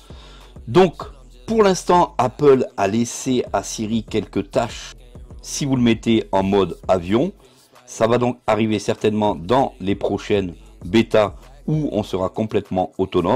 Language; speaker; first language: French; native; French